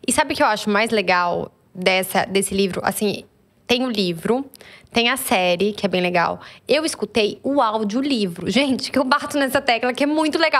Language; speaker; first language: Portuguese; native; Portuguese